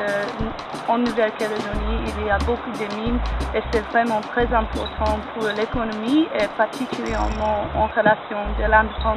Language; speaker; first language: French; non-native, fluent; English